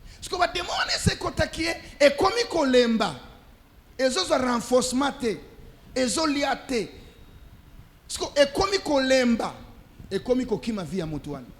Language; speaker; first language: Lingala; non-native, local second language; Swahili